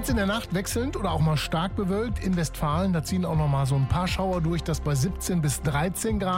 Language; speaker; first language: German; native; German